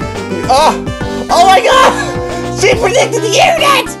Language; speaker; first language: English; native; English